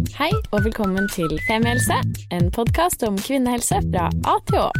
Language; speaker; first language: Norwegian; native; Norwegian